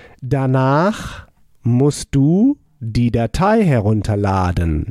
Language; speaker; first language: German; non-native, fluent; English